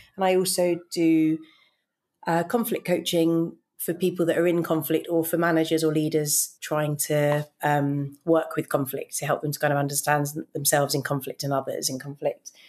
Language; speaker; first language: English; native; English